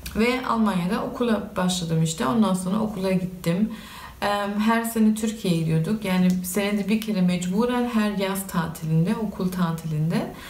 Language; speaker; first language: Turkish; early bilingual, heritage; Turkish